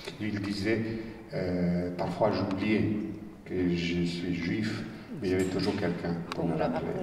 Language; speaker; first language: French; non-native, fluent; Bosnian